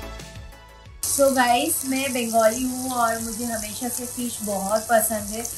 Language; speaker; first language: Hindi; non-native, local second language; Bangla